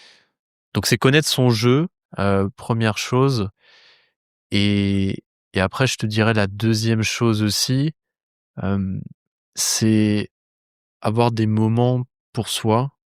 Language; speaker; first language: French; native; French